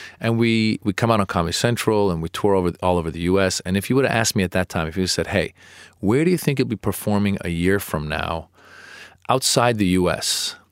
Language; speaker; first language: English; early bilingual, other home language; Persian